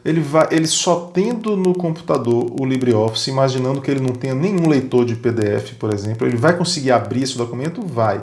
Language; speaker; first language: Portuguese; native; Portuguese